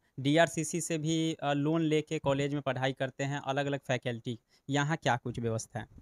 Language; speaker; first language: Hindi; native; Hindi